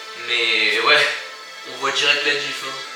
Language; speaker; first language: French; native; French